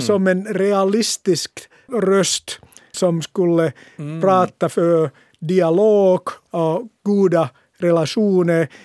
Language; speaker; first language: Swedish; non-native, local second language; Finnish